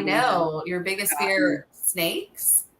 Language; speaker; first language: English; native; English